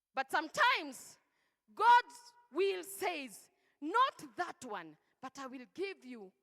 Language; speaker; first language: English; non-native, local second language; Swahili